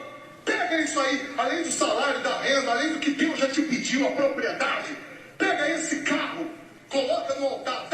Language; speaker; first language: Portuguese; native; Portuguese